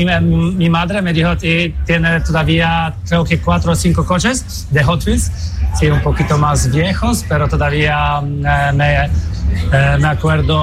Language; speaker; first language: Spanish; non-native, fluent; Polish